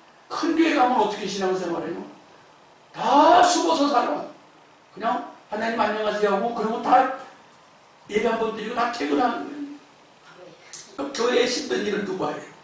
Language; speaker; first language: Korean; native; Korean